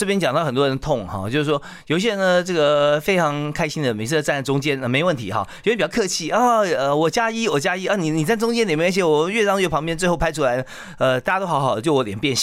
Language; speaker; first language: Chinese; native; Chinese